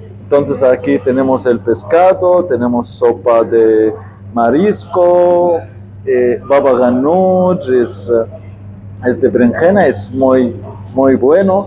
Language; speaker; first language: Spanish; non-native, fluent; Arabic